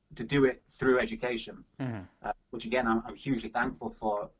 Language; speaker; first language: English; native; English